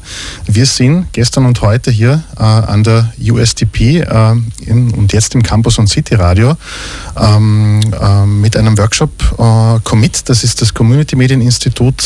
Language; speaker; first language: German; native; German